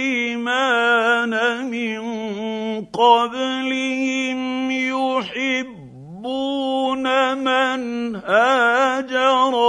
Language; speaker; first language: Arabic; native; Arabic